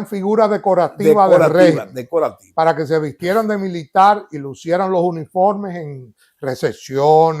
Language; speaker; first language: Spanish; native; Spanish